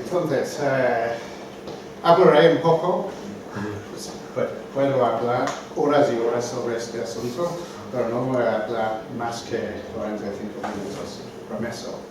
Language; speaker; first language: Spanish; non-native, fluent; English